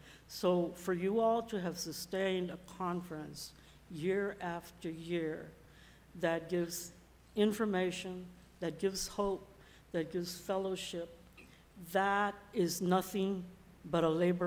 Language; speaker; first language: English; native; English